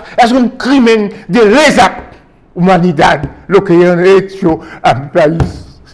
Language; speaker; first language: Spanish; non-native, fluent; French